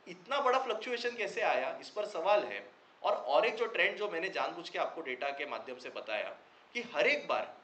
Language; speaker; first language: Hindi; non-native, local second language; Marathi